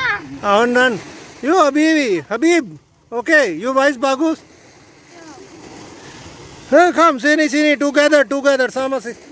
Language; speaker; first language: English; non-native, learner; Urdu